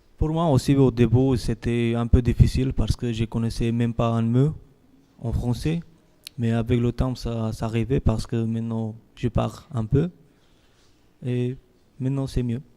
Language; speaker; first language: French; non-native, learner; Romanian